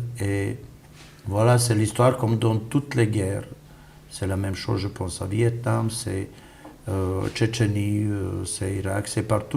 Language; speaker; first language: French; non-native, fluent; Bosnian